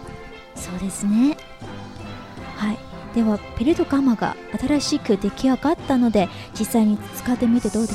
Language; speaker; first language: Japanese; non-native, fluent; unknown